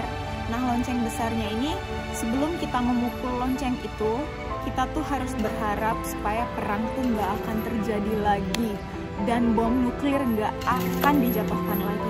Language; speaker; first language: Indonesian; native; Indonesian